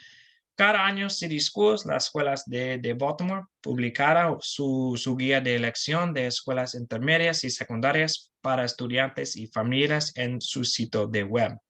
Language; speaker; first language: Spanish; non-native, learner; English